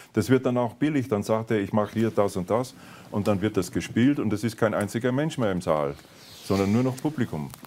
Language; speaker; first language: German; native; German